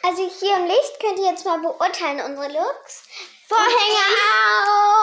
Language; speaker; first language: German; early bilingual, other home language; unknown